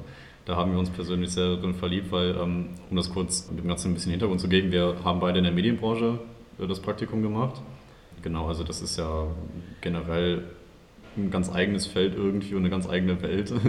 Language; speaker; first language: German; native; German